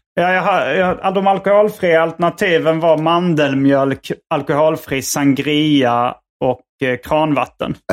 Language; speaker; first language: Swedish; native; Swedish